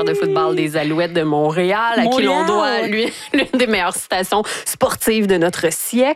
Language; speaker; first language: French; native; French